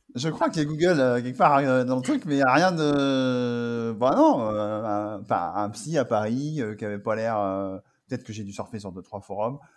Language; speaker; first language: French; native; French